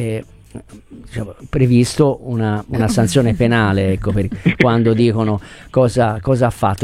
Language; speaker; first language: Italian; native; Italian